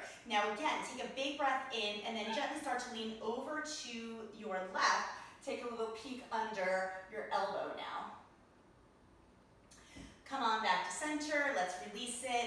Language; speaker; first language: English; native; English